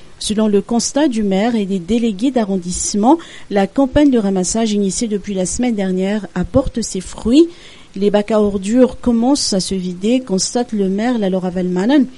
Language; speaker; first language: French; non-native, local second language; Malagasy